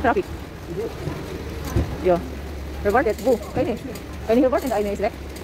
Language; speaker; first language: German; non-native, learner; Filipino